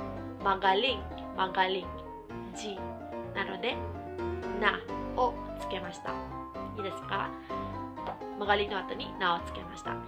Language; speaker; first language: Japanese; non-native, local second language; Filipino